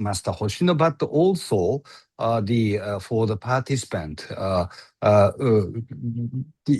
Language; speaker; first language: English; non-native, learner; Japanese